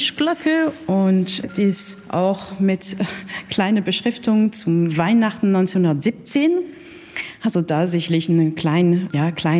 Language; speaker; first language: German; non-native, fluent; French